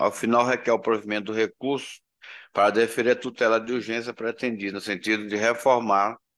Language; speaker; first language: Portuguese; native; Portuguese